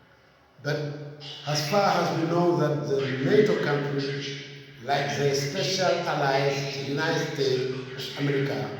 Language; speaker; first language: English; non-native, fluent; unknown